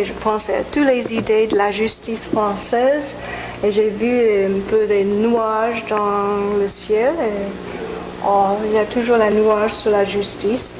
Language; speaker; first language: French; non-native, fluent; English